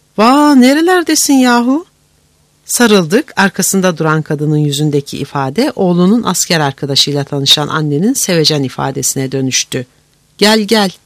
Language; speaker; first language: Turkish; native; Turkish